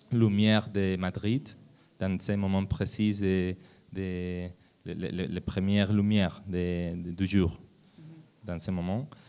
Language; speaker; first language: French; non-native, learner; Spanish